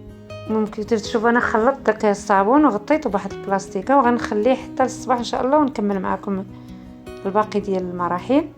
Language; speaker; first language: Arabic; native; Arabic